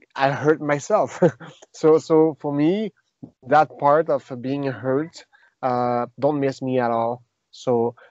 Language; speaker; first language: English; non-native, fluent; French